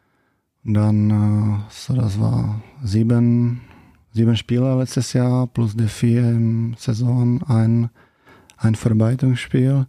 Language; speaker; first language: German; non-native, learner; Czech